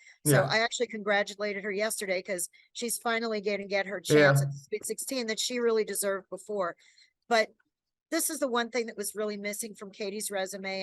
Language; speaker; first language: English; native; English